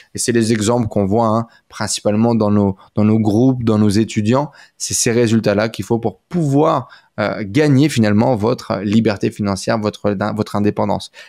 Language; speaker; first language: French; native; French